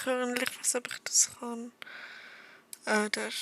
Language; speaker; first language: German; native; German